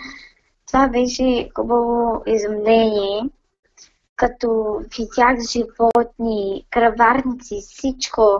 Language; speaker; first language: Bulgarian; native; Bulgarian